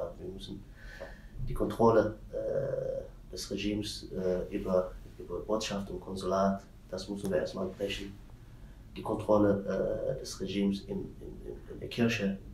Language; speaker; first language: German; non-native, fluent; Tigrinya